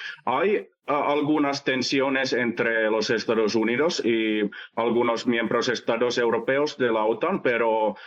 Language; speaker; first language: Spanish; non-native, fluent; Finnish